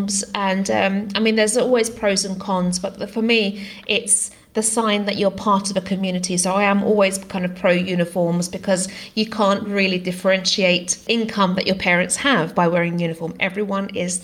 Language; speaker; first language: English; non-native, local second language; Greek